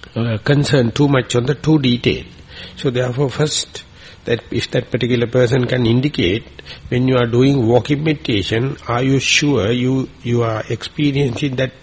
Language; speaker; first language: English; non-native, local second language; Sinhala